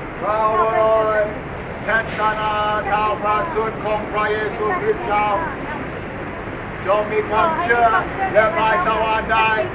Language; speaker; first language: Thai; non-native, learner; English